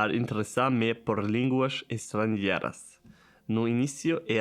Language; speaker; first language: Portuguese; non-native, learner; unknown